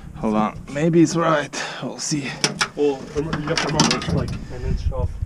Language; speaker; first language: English; non-native, learner; Ukrainian